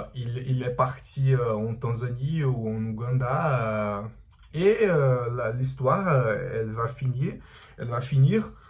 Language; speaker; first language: French; non-native, learner; Portuguese